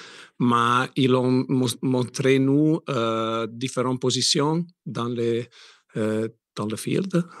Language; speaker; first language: French; non-native, learner; Italian